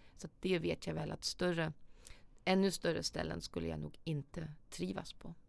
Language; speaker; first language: Swedish; non-native, fluent; German